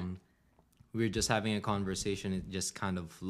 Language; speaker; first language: English; non-native, local second language; Filipino